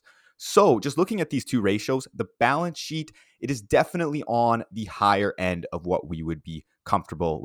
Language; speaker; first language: English; native; English